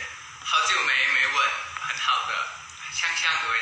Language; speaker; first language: Chinese; non-native, learner; Thai